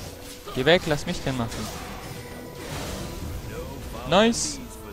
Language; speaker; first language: German; native; German